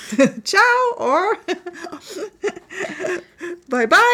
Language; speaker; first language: German; non-native, fluent; English